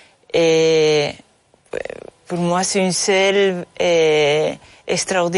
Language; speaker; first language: French; non-native, fluent; Spanish